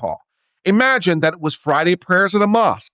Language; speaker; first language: English; native; English